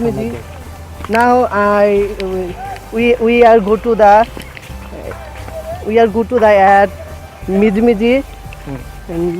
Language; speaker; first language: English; non-native, learner; Bangla